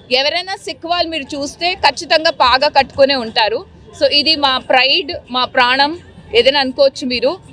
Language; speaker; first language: Telugu; non-native, local second language; Punjabi